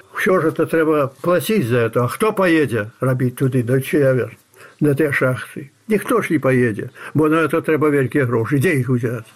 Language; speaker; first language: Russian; non-native, local second language; Belarusian